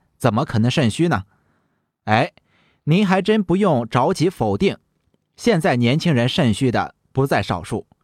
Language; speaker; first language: Chinese; native; Chinese